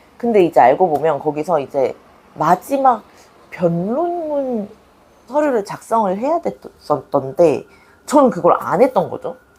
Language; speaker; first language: Korean; native; Korean